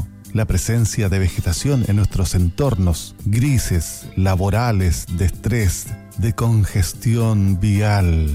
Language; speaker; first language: Spanish; native; Spanish